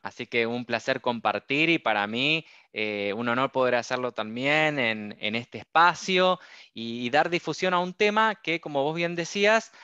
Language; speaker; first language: Spanish; native; Spanish